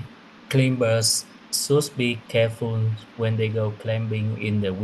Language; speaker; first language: English; non-native, learner; Vietnamese